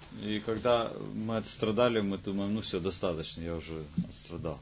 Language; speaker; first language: Russian; native; Russian